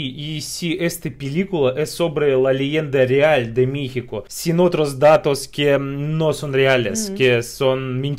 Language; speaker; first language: Spanish; non-native, learner; Russian